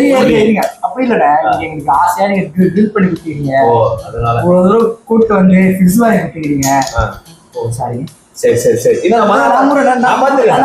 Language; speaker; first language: Tamil; native; Tamil